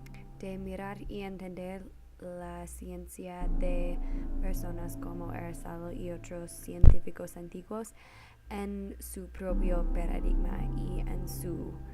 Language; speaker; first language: Spanish; non-native, learner; English